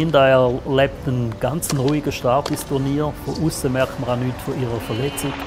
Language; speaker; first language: German; native; German